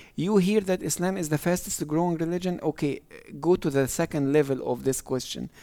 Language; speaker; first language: English; non-native, fluent; Arabic